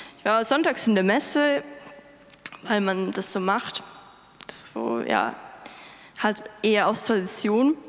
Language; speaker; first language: German; non-native, fluent; Lithuanian